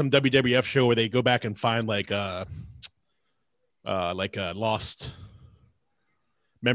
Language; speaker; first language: English; native; English